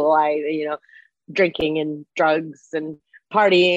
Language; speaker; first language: English; non-native, fluent; Chinese